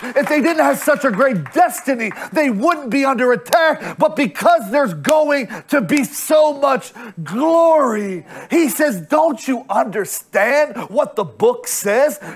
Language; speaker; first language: English; native; English